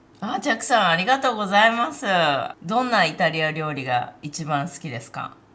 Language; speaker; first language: Japanese; native; Japanese